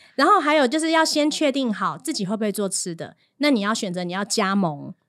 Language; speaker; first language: Chinese; native; Chinese